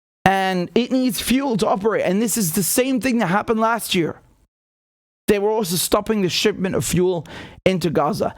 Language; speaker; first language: English; native; English